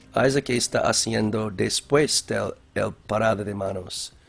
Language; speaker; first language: Spanish; non-native, learner; English